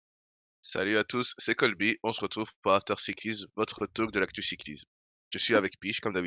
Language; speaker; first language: French; native; French